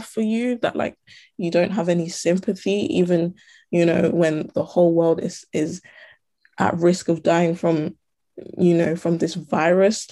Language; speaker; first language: English; native; English